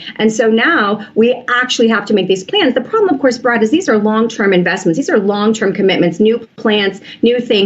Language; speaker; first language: English; native; English